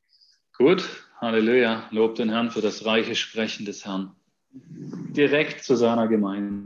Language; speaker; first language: German; native; German